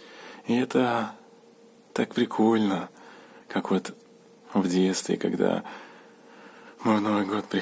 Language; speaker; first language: Russian; native; Russian